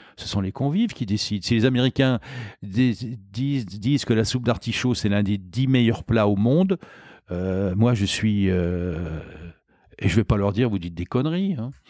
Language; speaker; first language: French; native; French